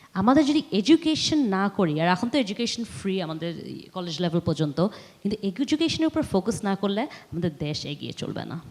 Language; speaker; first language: Bangla; early bilingual, heritage; Bangla